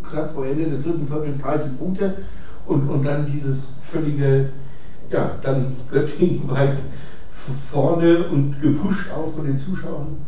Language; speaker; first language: German; native; German